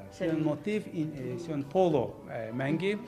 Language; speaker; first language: Estonian; non-native, learner; Azerbaijani